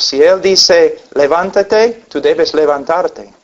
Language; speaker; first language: Spanish; non-native, fluent; English